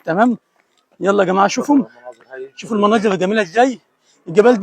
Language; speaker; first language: Arabic; native; Arabic